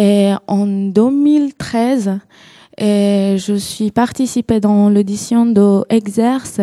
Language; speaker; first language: French; non-native, learner; Persian